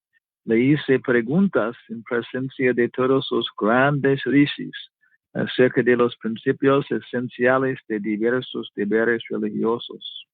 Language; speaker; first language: Spanish; non-native, learner; English